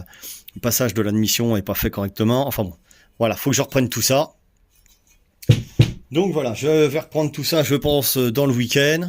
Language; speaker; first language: French; native; French